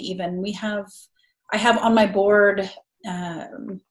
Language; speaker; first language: English; native; English